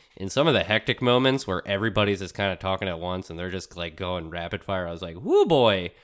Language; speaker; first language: English; early bilingual, other home language; Spanish